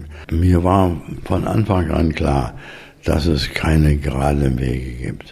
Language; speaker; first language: German; native; German